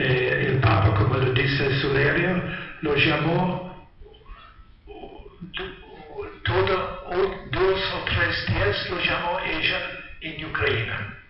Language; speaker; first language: Spanish; non-native, learner; Italian